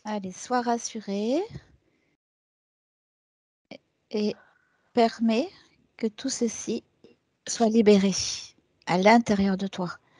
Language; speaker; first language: French; native; French